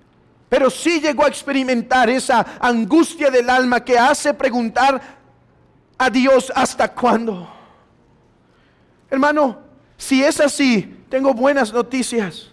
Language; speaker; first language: Spanish; native; Spanish